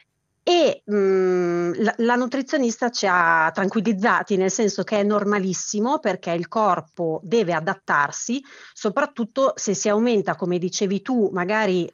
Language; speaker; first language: Italian; native; Italian